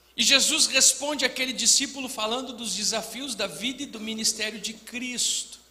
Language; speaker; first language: Portuguese; native; Portuguese